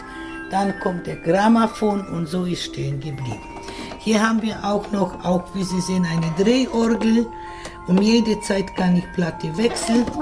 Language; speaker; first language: German; non-native, fluent; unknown